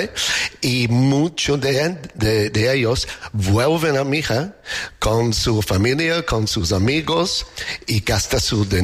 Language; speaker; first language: Spanish; non-native, learner; English